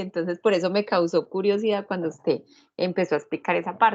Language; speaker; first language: Spanish; native; Spanish